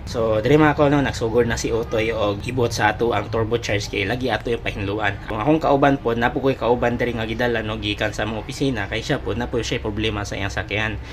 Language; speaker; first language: Cebuano; native; Cebuano